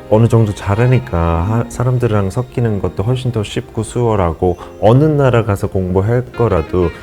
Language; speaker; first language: Korean; non-native, fluent; English